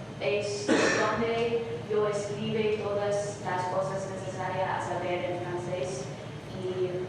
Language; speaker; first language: Spanish; non-native, learner; English